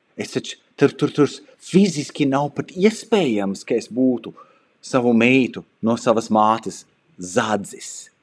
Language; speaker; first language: Latvian; early bilingual, heritage; Latvian